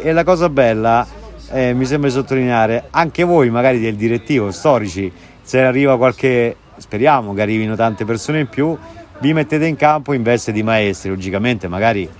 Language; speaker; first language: Italian; native; Italian